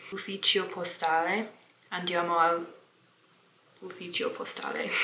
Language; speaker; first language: Italian; non-native, learner; English